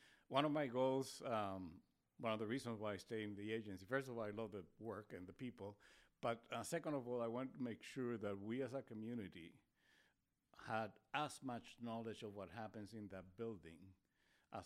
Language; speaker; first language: English; non-native, fluent; Spanish